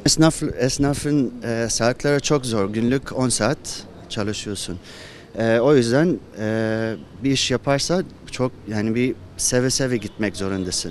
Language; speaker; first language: Turkish; non-native, fluent; Japanese